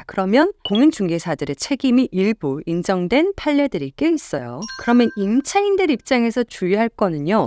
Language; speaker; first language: Korean; native; Korean